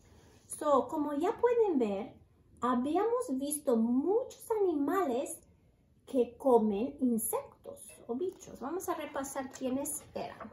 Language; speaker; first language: Spanish; early bilingual, heritage; Spanish